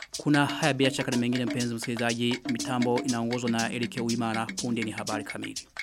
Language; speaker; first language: Swahili; non-native, local second language; Rundi